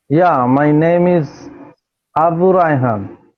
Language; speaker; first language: English; non-native, learner; Bangla